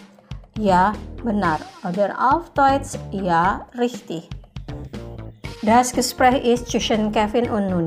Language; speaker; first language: German; non-native, fluent; Indonesian